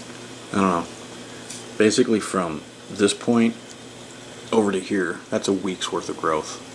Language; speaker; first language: English; native; English